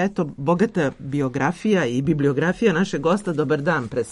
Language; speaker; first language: Serbian; native; Serbian